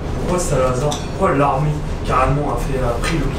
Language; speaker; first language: French; native; French